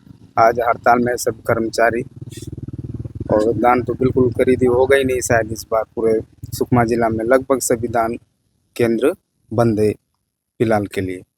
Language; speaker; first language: Hindi; non-native, local second language; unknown